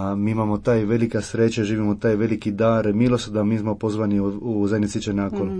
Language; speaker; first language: Croatian; non-native, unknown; Italian